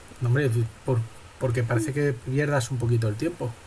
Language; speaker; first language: Spanish; native; Spanish